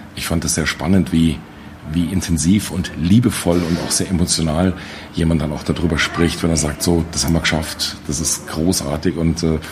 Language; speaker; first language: German; native; German